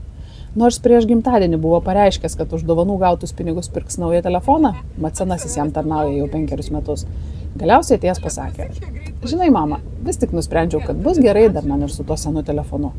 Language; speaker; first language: Lithuanian; native; Lithuanian